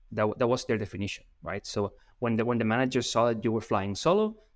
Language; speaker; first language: English; non-native, fluent; Spanish